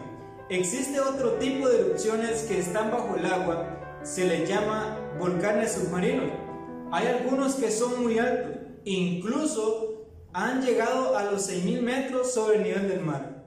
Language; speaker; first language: Spanish; native; Spanish